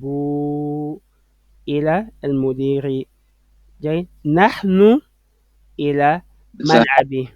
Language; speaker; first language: Arabic; non-native, fluent; French